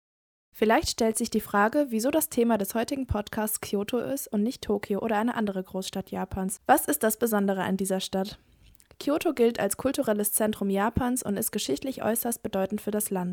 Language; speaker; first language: German; native; German